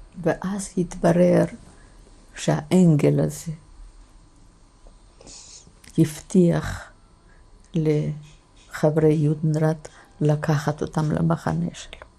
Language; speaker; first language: Hebrew; non-native, fluent; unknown